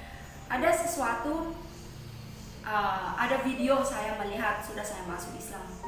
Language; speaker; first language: Indonesian; non-native, fluent; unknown